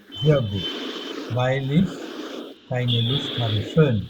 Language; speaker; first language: German; non-native, fluent; Bangla